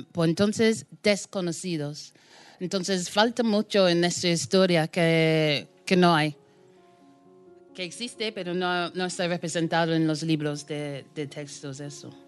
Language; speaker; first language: Spanish; non-native, fluent; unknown